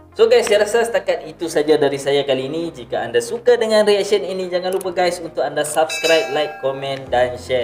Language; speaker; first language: Malay; native; Malay